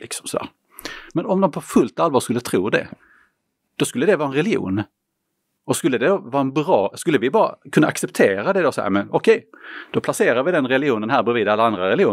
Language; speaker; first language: Swedish; native; Swedish